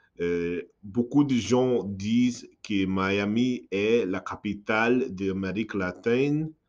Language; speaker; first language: French; non-native, learner; English